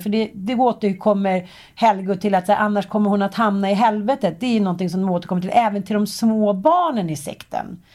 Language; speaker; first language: Swedish; native; Swedish